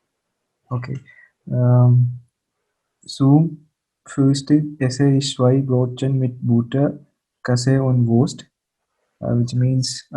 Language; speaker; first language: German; non-native, learner; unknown